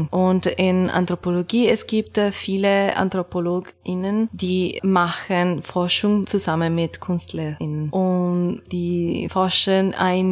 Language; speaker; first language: German; non-native, learner; Italian